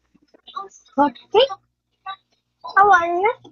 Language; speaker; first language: English; non-native, fluent; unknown